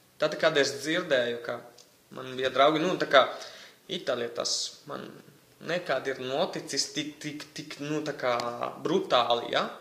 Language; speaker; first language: Latvian; non-native, fluent; Italian